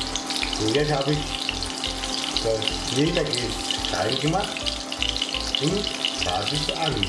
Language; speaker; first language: German; non-native, learner; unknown